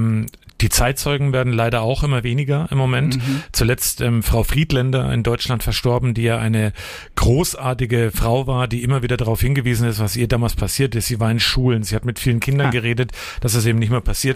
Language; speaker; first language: German; native; German